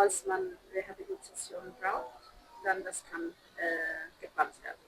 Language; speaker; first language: German; non-native, fluent; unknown